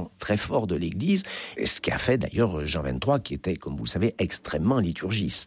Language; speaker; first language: French; native; French